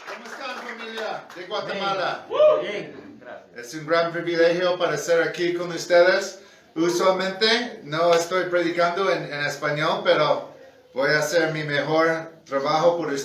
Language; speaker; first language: Spanish; non-native, fluent; English